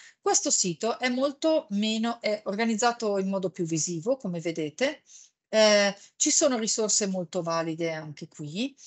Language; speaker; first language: Italian; native; Italian